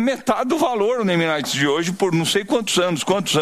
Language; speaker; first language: Portuguese; native; Portuguese